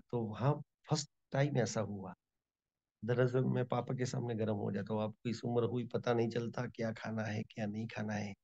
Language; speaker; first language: Hindi; non-native, local second language; Gujarati